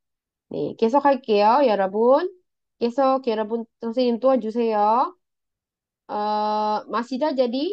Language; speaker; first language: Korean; non-native, fluent; Indonesian